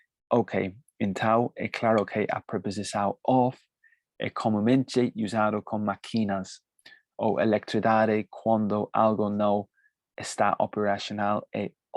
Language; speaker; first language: Portuguese; non-native, fluent; Spanish